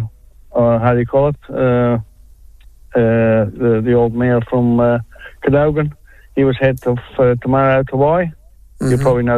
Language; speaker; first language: English; non-native, fluent; Dutch